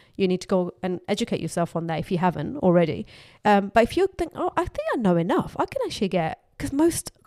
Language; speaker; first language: English; non-native, local second language; Urdu